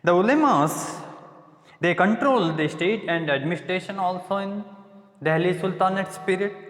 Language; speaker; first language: English; non-native, local second language; Kannada